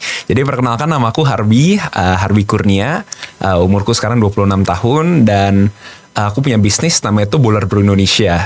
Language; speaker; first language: Indonesian; native; Indonesian